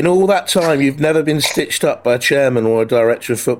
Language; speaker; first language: English; native; English